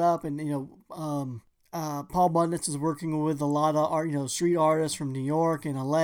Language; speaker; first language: English; native; English